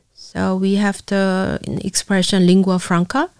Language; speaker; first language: English; non-native, fluent; Korean